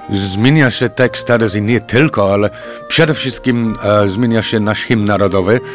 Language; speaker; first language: Polish; non-native, fluent; English